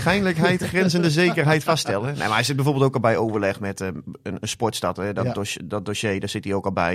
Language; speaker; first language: Dutch; native; Dutch